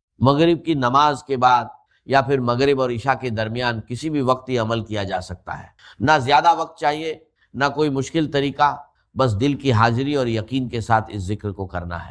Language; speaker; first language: Urdu; native; Urdu